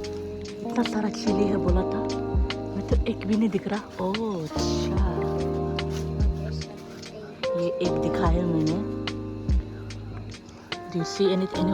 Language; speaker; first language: Hindi; non-native, local second language; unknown